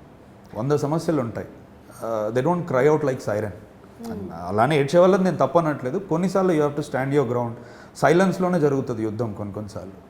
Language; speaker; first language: Telugu; native; Telugu